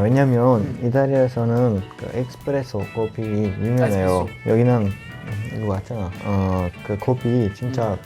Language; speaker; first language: Korean; non-native, learner; Italian